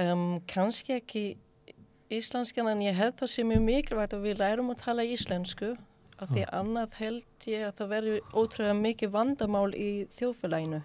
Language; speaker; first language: Icelandic; non-native, fluent; Swedish